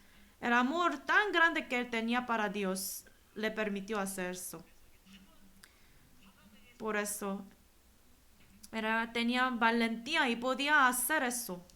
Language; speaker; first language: Spanish; non-native, fluent; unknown